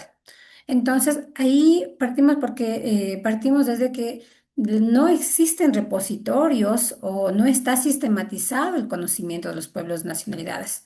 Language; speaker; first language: Spanish; native; Spanish